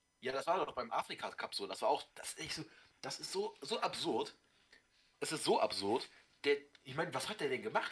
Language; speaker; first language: German; native; German